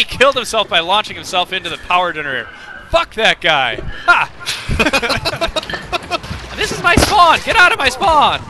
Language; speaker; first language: English; native; English